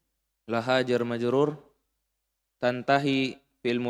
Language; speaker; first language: Arabic; non-native, learner; Indonesian